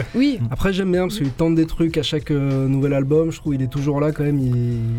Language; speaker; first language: French; native; French